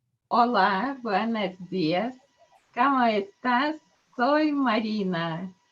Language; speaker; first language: Spanish; non-native, learner; Russian